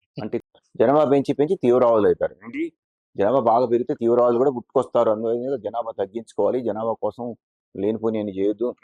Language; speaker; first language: Telugu; non-native, local second language; Lambadi